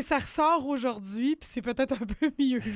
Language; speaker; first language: French; native; French